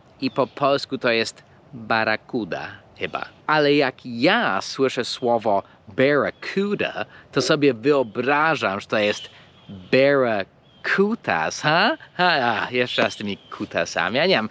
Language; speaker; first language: Polish; early bilingual, heritage; English